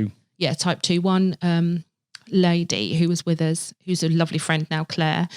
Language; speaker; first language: English; native; English